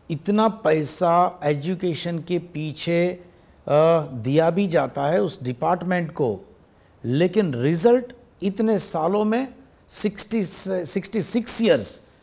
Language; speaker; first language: Hindi; non-native, local second language; Gujarati